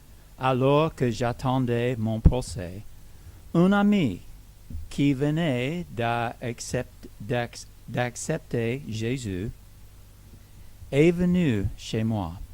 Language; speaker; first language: French; non-native, learner; English